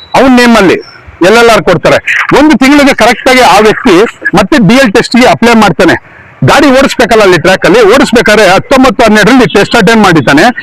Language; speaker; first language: Kannada; native; Kannada